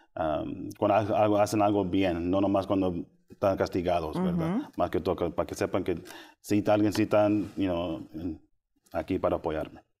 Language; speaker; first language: Spanish; early bilingual, heritage; Spanish